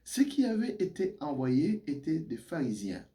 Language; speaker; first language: French; non-native, local second language; Swahili